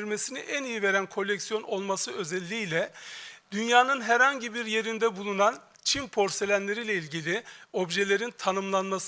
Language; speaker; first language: Turkish; native; Turkish